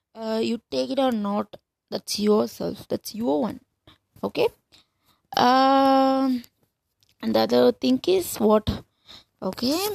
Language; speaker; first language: English; non-native, local second language; Tamil